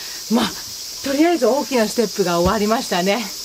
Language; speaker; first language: Japanese; early bilingual, heritage; Japanese